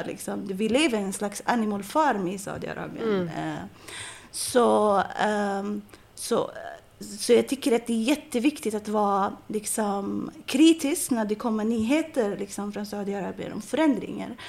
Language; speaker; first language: Swedish; non-native, fluent; Arabic